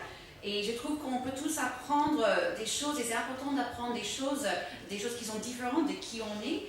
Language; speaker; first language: French; native; French